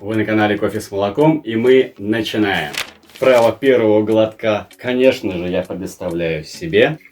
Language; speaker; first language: Russian; native; Russian